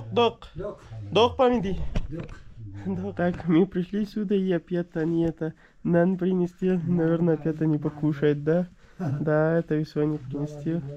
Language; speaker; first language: Russian; non-native, learner; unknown